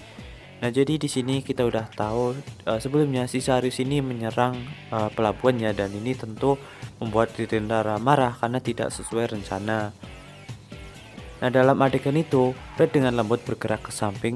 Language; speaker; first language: Indonesian; native; Indonesian